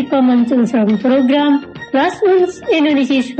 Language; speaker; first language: German; non-native, learner; Indonesian